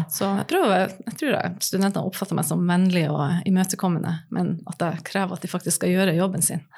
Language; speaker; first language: Norwegian; native; Norwegian